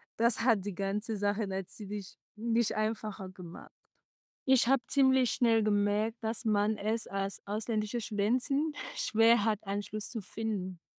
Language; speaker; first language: German; non-native, fluent; French